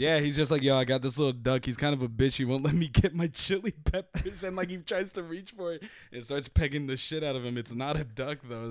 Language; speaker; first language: English; early bilingual, other home language; Spanish